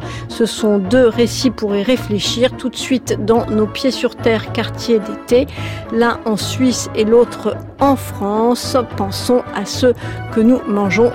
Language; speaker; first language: French; native; French